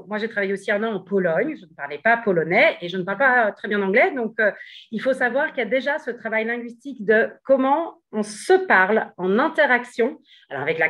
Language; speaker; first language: French; native; French